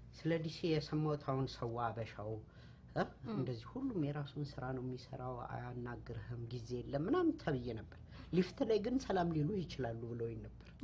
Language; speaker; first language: Amharic; native; Amharic